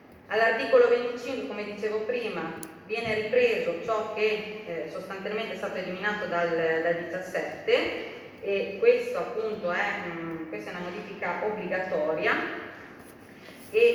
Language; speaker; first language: Italian; native; Italian